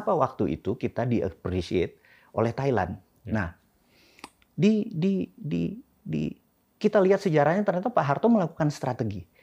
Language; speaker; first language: Indonesian; non-native, local second language; Javanese